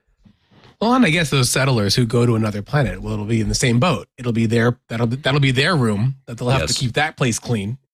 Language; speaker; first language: English; native; English